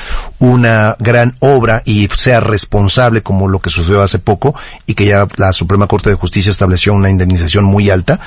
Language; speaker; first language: Spanish; native; Spanish